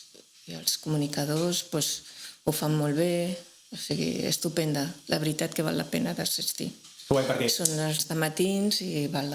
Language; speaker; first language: Catalan; non-native, local second language; Spanish